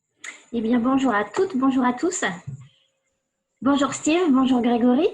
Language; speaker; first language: French; native; French